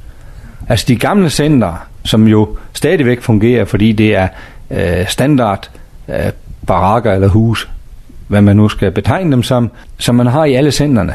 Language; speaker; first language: Danish; native; Danish